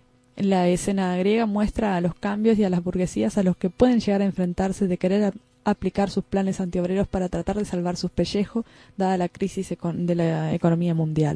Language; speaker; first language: Spanish; native; Spanish